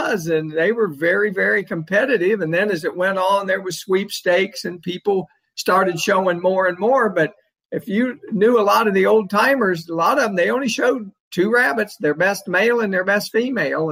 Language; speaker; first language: English; native; English